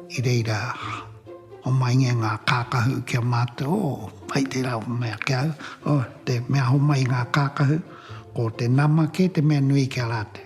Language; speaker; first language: Māori; native; Māori